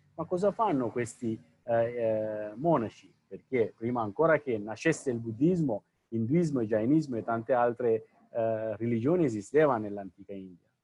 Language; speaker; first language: Italian; non-native, fluent; Sinhala